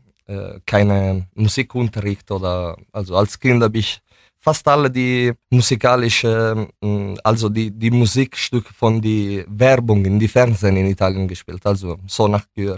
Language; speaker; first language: German; non-native, fluent; Italian